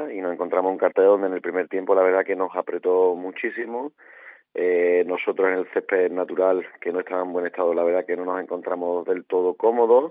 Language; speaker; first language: Spanish; native; Spanish